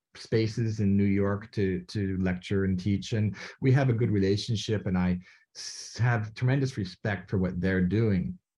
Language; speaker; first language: English; native; English